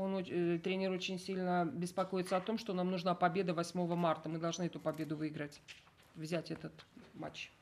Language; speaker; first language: Russian; native; Russian